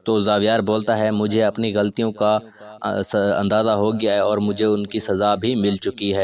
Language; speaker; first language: Urdu; native; Urdu